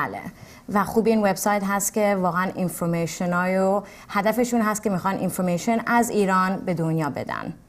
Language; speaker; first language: Persian; early bilingual, heritage; Persian